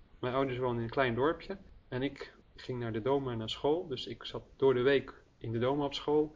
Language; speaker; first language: Dutch; early bilingual, heritage; Dutch